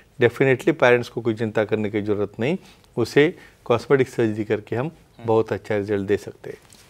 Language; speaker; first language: Hindi; non-native, local second language; Marathi